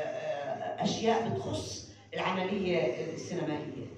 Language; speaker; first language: Arabic; native; Arabic